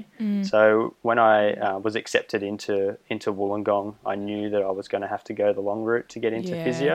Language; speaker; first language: English; native; English